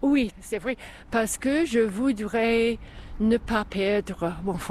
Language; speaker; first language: French; non-native, local second language; English